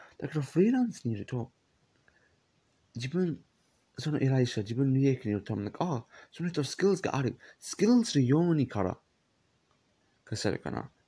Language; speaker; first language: Japanese; non-native, learner; English